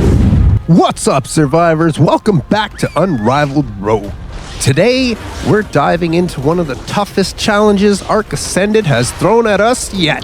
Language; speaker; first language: English; native; English